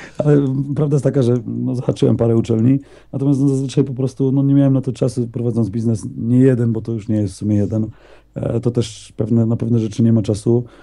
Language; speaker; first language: Polish; native; Polish